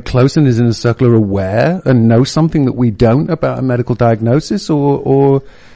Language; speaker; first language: English; native; English